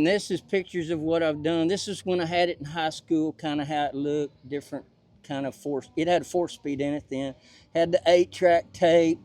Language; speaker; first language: English; native; English